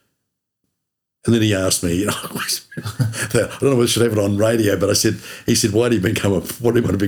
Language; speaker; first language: English; native; English